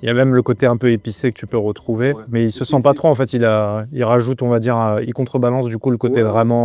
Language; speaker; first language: French; native; French